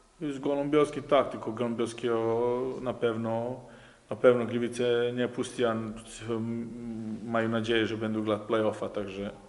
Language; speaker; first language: Polish; non-native, fluent; Serbian